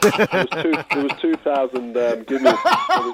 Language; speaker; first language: English; native; English